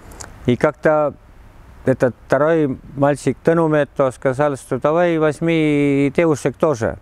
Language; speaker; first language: Russian; non-native, learner; Estonian